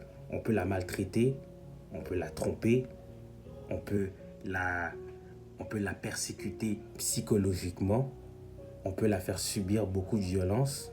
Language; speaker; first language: French; native; French